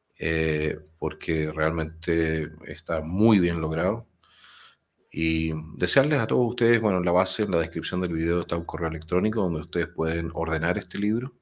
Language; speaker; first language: Spanish; native; Spanish